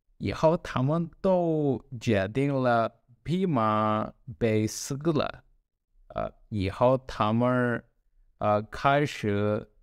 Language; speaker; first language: Chinese; non-native, learner; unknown